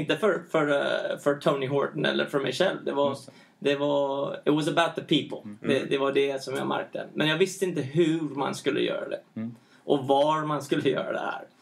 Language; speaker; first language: Swedish; early bilingual, heritage; Swedish